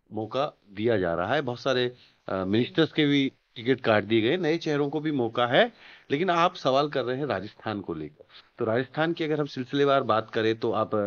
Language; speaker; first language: Hindi; native; Hindi